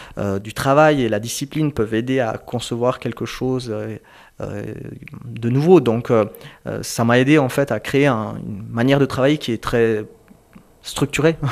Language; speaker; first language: French; early bilingual, other home language; Turkish